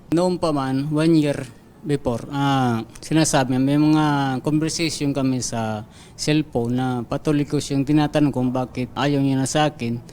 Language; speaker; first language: Filipino; non-native, local second language; Bikol